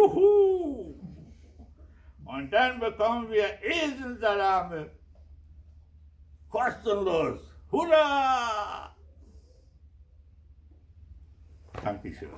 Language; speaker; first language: German; non-native, fluent; Kurdish